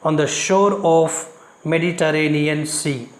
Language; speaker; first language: English; non-native, local second language; Kannada